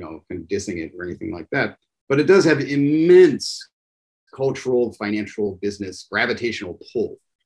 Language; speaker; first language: English; native; English